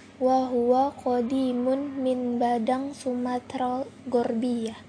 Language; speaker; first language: Arabic; non-native, learner; Indonesian